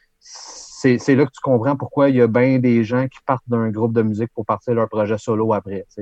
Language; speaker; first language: French; native; French